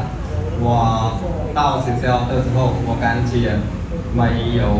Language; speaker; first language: Chinese; non-native, learner; Khmer